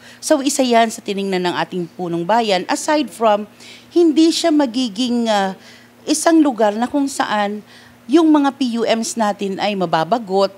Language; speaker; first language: Filipino; non-native, local second language; Bikol